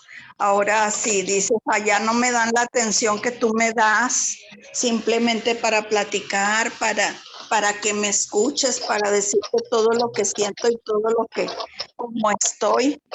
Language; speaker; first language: Spanish; native; Spanish